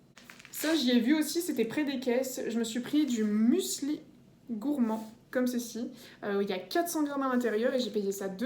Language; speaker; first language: French; native; French